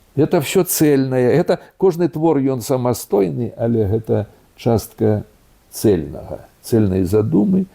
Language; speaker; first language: Belarusian; native; Belarusian